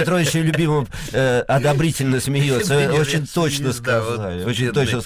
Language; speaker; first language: Russian; native; Russian